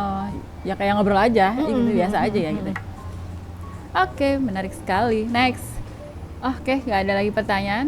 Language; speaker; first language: Indonesian; native; Indonesian